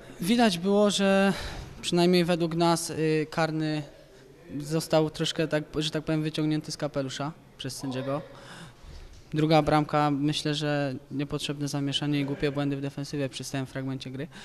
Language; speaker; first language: Polish; native; Polish